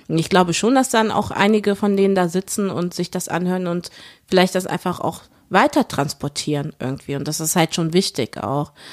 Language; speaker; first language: German; early bilingual, other home language; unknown